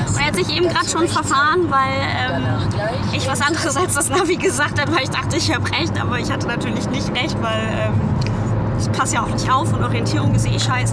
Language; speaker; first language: German; native; German